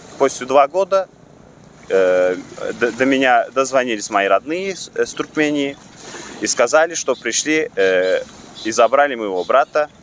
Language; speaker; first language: Russian; non-native, local second language; Turkmen